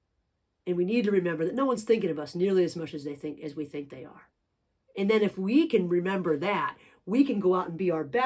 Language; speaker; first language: English; native; English